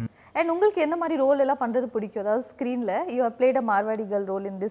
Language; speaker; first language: Tamil; native; Tamil